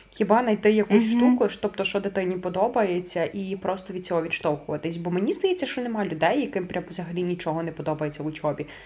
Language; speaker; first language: Ukrainian; native; Ukrainian